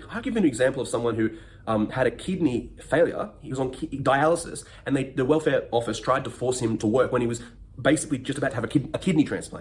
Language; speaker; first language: English; native; English